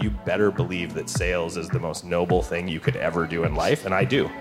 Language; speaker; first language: English; native; English